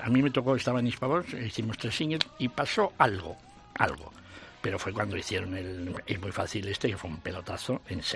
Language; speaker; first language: Spanish; native; Spanish